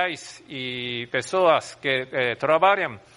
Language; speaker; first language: Portuguese; non-native, fluent; Japanese